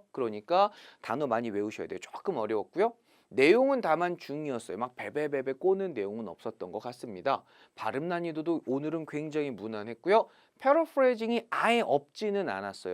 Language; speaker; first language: Korean; native; Korean